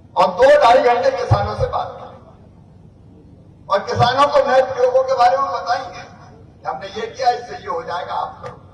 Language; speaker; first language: Hindi; native; Hindi